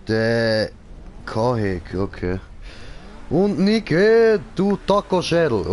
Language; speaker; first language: German; native; German